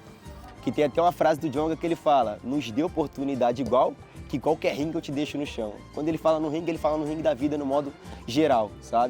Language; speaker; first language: Portuguese; native; Portuguese